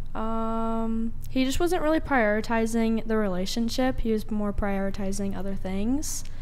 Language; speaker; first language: English; native; English